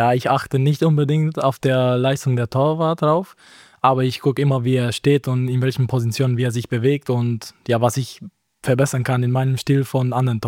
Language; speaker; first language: German; non-native, fluent; Romanian